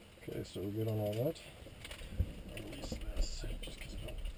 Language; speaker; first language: English; native; English